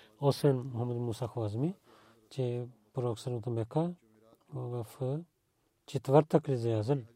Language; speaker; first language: Bulgarian; non-native, learner; Urdu